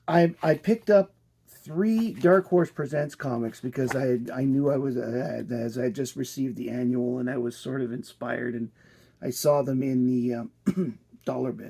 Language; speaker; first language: English; native; English